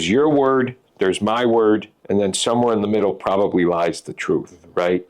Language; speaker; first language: English; native; English